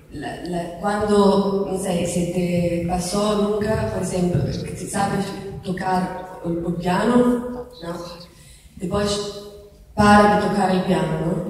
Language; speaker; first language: Portuguese; non-native, learner; Italian